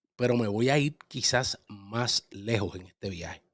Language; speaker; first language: Spanish; early bilingual, heritage; Spanish